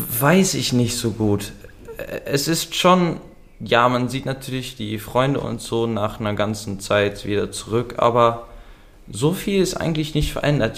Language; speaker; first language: German; early bilingual, other home language; Dutch